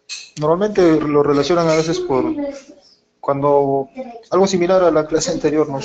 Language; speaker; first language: Spanish; native; Spanish